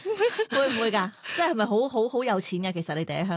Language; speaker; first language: Cantonese; native; Cantonese